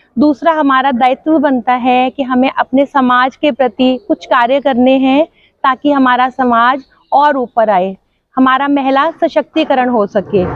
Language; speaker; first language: Hindi; non-native, local second language; Punjabi